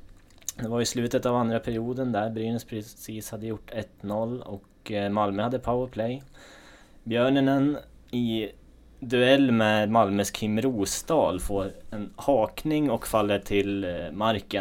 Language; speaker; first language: Swedish; native; Swedish